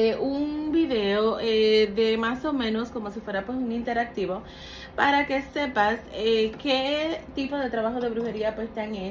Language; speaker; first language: Spanish; native; Spanish